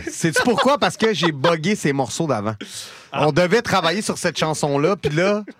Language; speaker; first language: French; native; French